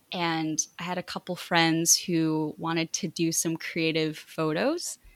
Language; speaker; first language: English; native; English